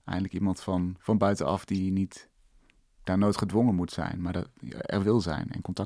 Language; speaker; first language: Dutch; native; Dutch